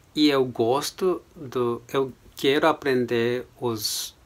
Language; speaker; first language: Portuguese; non-native, fluent; Japanese